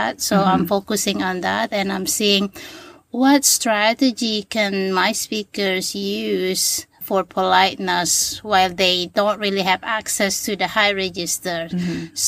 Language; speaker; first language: English; non-native, fluent; Sasak